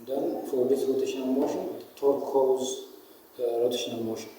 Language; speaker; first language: English; non-native, local second language; Amharic